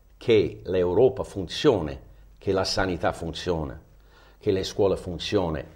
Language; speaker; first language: Italian; non-native, fluent; English